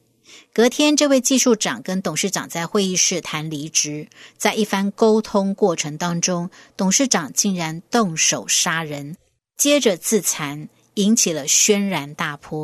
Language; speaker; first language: Chinese; native; Chinese